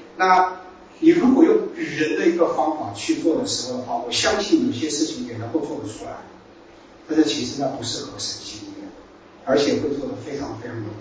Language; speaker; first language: Chinese; native; Chinese